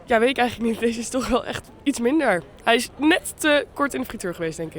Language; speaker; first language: Dutch; native; Dutch